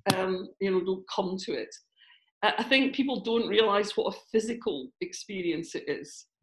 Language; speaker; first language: English; native; English